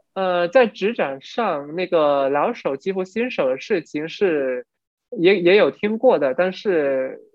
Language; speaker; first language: Chinese; non-native, fluent; Vietnamese